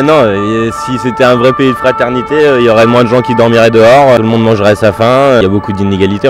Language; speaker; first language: French; native; French